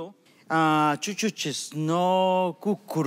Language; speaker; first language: Russian; non-native, learner; Spanish